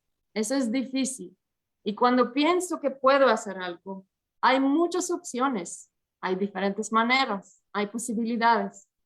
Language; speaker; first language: Spanish; early bilingual, heritage; English